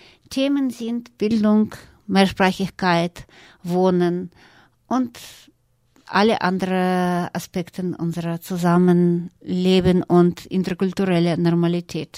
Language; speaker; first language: German; non-native, fluent; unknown